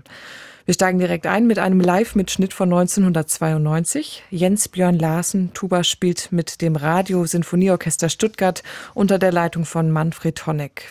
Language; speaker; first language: German; native; German